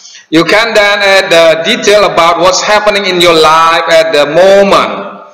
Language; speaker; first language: English; non-native, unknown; Indonesian